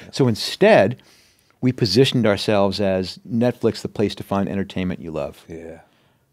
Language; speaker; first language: English; native; English